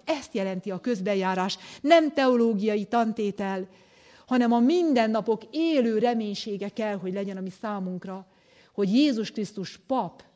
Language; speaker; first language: Hungarian; native; Hungarian